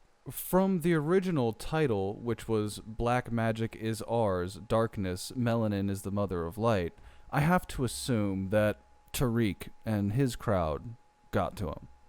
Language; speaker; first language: English; native; English